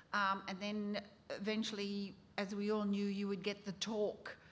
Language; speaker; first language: English; native; English